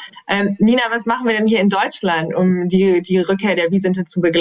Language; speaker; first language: German; native; German